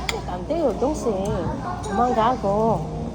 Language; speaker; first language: Korean; non-native, learner; Filipino